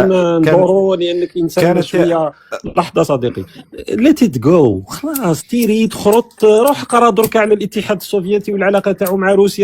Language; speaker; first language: Arabic; native; Arabic